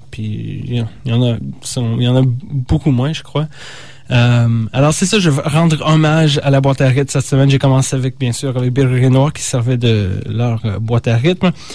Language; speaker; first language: French; native; French